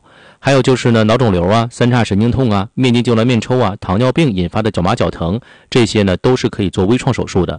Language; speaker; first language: Chinese; native; Chinese